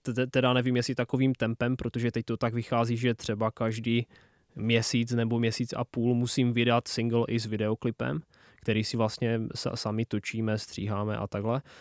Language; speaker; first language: Czech; non-native, local second language; Polish